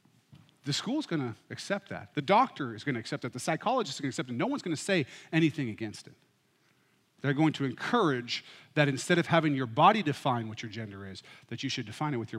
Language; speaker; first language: English; native; English